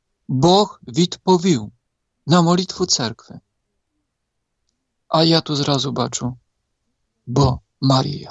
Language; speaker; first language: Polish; non-native, learner; Ukrainian